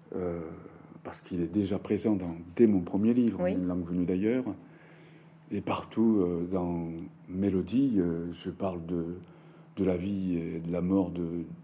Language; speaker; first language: French; non-native, fluent; Japanese